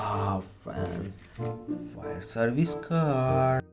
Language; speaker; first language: English; non-native, learner; Indonesian